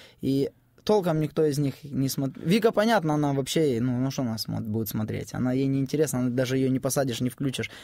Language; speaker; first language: Russian; native; Russian